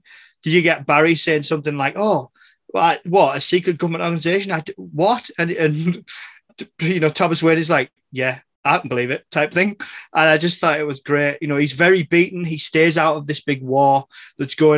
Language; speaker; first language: English; native; English